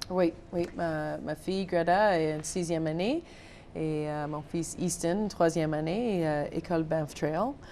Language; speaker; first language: French; non-native, local second language; English